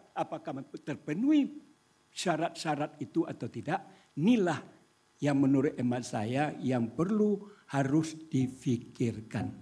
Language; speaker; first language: Indonesian; non-native, local second language; Minangkabau